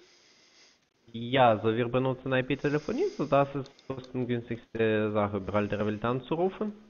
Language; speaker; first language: German; non-native, fluent; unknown